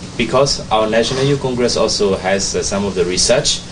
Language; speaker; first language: English; non-native, learner; Burmese